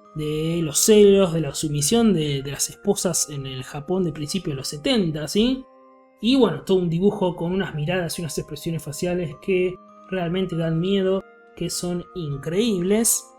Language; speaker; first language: Spanish; native; Spanish